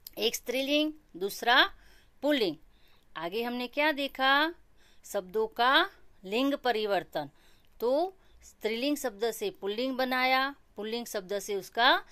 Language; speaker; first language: Hindi; non-native, local second language; Gujarati